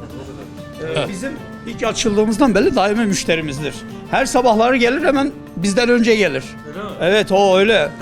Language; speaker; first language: Turkish; native; Turkish